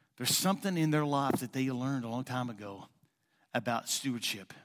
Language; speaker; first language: English; native; English